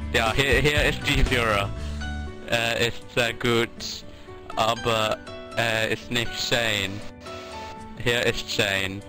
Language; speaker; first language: German; non-native, learner; English